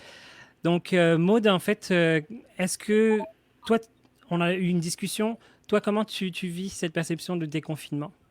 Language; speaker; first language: French; native; French